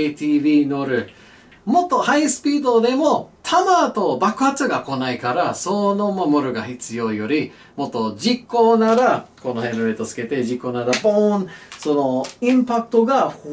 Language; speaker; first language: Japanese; non-native, learner; English